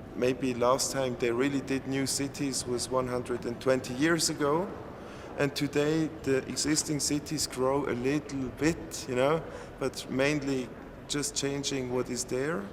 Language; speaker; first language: English; non-native, fluent; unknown